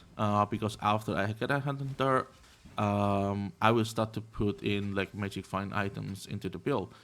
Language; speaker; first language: English; non-native, fluent; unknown